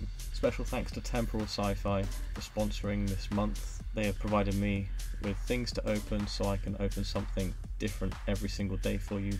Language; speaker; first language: English; native; English